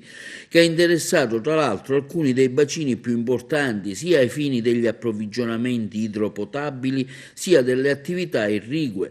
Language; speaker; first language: Italian; native; Italian